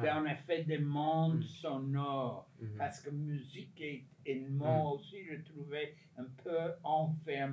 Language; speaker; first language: French; non-native, fluent; English